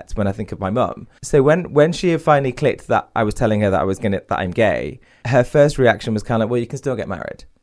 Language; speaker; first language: English; native; English